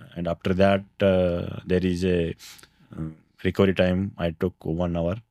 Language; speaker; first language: English; non-native, local second language; Kannada